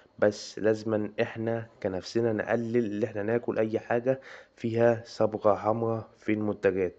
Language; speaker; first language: Arabic; native; Arabic